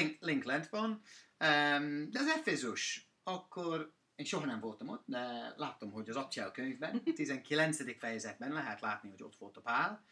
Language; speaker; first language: Hungarian; non-native, learner; English